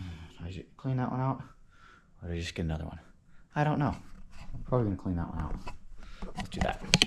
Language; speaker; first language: English; native; English